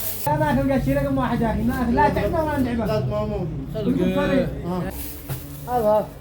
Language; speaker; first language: Arabic; native; Arabic